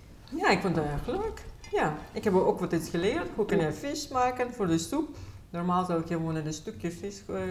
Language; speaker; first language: Dutch; non-native, fluent; Russian